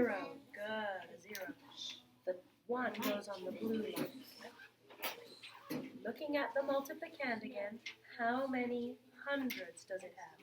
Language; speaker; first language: English; native; English